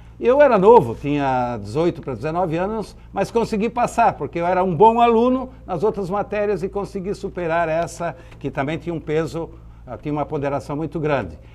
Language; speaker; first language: Portuguese; native; Portuguese